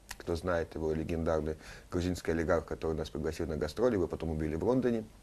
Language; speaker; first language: Russian; native; Russian